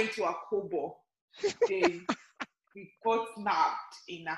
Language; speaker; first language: English; non-native, local second language; Yoruba